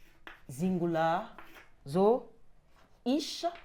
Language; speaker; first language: German; non-native, fluent; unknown